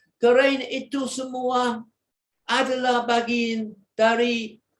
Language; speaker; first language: Indonesian; non-native, fluent; English